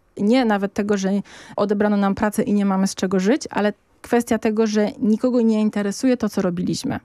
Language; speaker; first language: Polish; native; Polish